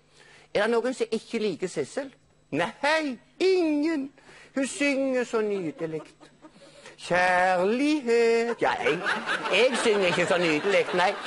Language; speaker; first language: Norwegian; native; Norwegian